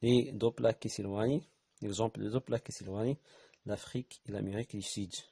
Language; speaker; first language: French; non-native, local second language; Arabic